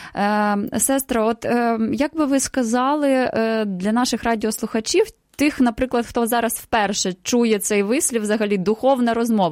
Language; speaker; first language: Ukrainian; native; Ukrainian